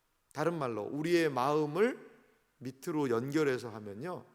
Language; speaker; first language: Korean; native; Korean